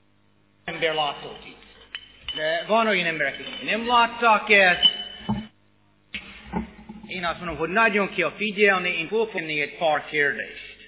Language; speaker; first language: Hungarian; non-native, learner; English